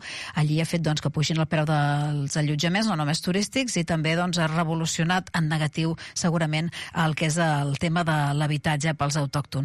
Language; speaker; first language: Catalan; native; Catalan